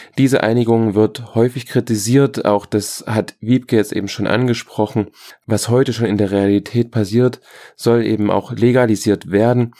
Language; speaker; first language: German; native; German